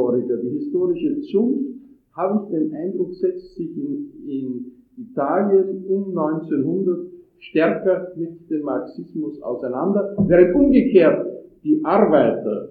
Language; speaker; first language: German; non-native, fluent; Italian